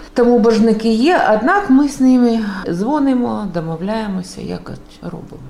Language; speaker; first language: Ukrainian; non-native, local second language; Russian